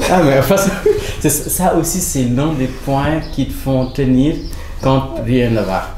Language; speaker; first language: French; non-native, local second language; Wolof